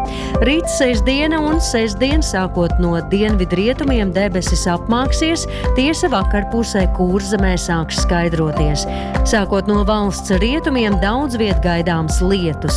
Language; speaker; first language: Latvian; native; Latvian